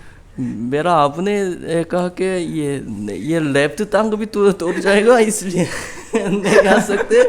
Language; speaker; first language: Urdu; non-native, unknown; Korean